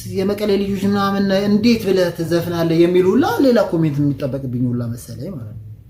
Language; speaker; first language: Amharic; non-native, local second language; Tigrinya